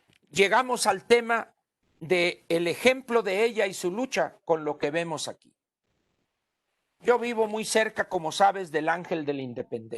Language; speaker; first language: Spanish; native; Spanish